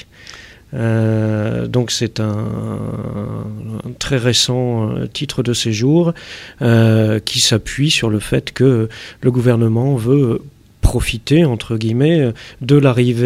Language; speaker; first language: French; native; French